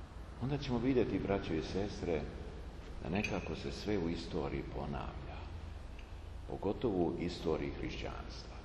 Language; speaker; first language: Serbian; native; Serbian